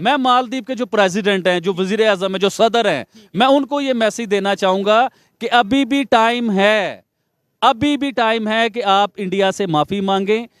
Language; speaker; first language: Urdu; non-native, local second language; Punjabi